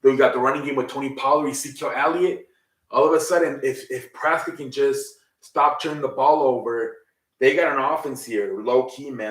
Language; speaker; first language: English; native; English